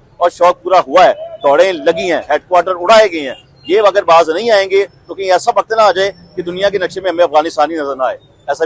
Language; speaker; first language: Hindi; non-native, local second language; Punjabi